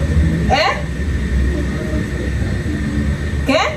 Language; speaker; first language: Spanish; native; Spanish